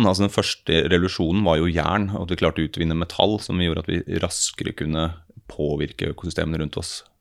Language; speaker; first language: Norwegian; native; Norwegian